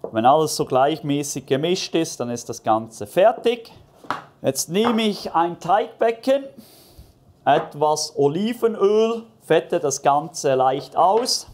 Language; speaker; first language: German; native; German